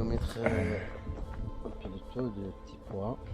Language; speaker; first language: French; non-native, learner; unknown